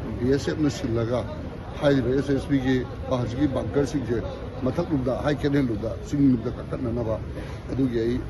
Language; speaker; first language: Manipuri; native; Manipuri